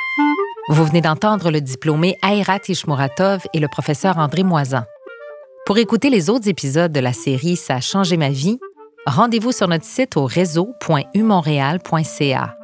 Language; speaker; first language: French; native; French